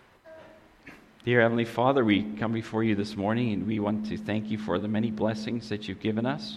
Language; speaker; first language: English; non-native, local second language; Afrikaans